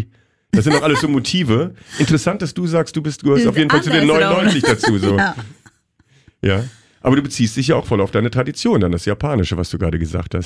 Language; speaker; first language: German; native; German